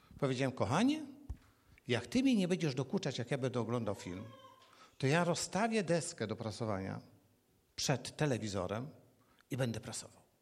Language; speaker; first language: Polish; native; Polish